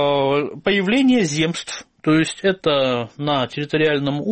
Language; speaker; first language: Russian; native; Russian